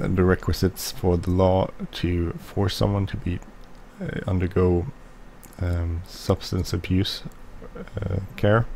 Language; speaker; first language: English; non-native, fluent; Swedish